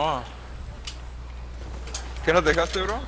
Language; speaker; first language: Spanish; native; Spanish